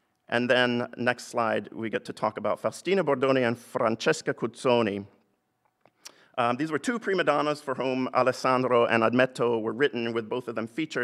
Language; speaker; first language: English; native; English